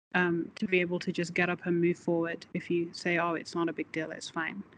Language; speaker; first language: English; native; English